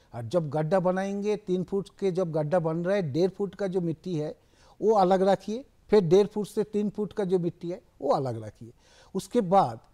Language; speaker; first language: Hindi; non-native, local second language; Bangla